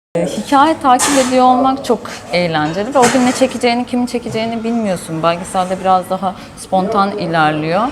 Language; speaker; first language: Turkish; early bilingual, heritage; Turkish